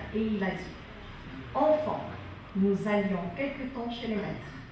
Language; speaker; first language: French; non-native, local second language; Arabic